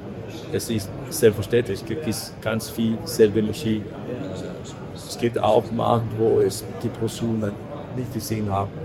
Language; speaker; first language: German; non-native, learner; Danish